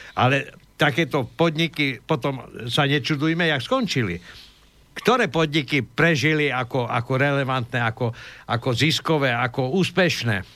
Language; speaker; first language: Slovak; native; Slovak